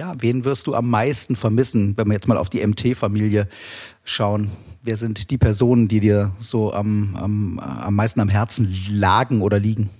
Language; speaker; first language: German; native; German